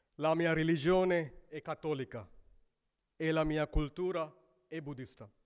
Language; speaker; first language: Italian; non-native, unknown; Sinhala